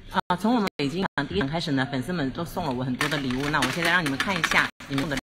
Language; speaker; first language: Chinese; native; Chinese